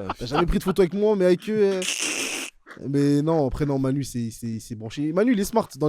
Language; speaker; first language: French; native; French